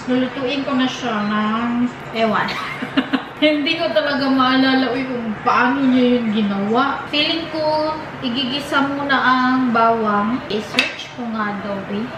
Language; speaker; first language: Filipino; non-native, local second language; Cebuano